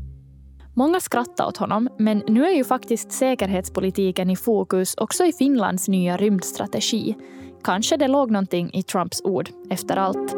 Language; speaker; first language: Swedish; native; Swedish